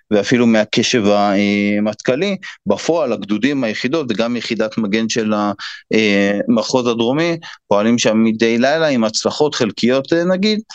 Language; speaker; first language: Hebrew; native; Hebrew